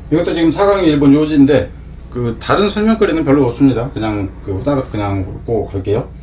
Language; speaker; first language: Korean; native; Korean